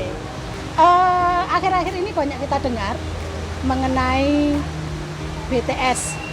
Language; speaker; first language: Indonesian; native; Indonesian